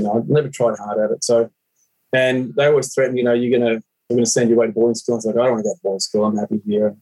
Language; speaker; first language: English; native; English